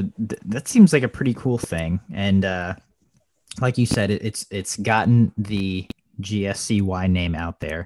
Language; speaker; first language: English; native; English